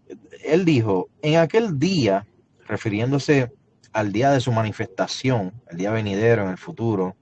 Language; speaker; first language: Spanish; native; Spanish